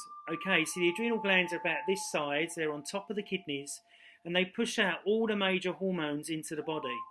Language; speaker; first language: English; native; English